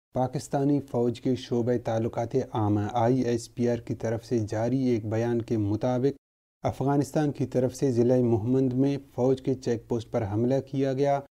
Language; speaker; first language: Urdu; non-native, local second language; Baluchi